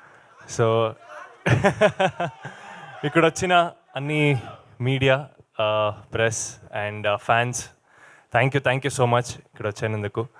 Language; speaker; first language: Telugu; non-native, learner; Kannada